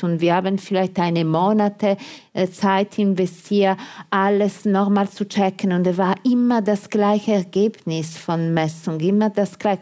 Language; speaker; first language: German; non-native, fluent; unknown